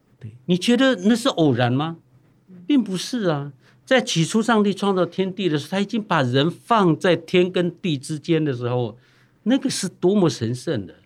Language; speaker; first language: Chinese; non-native, local second language; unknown